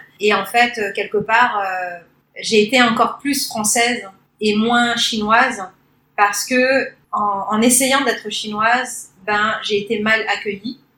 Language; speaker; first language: French; early bilingual, other home language; Cantonese